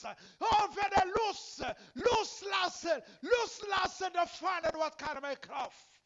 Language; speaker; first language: German; non-native, learner; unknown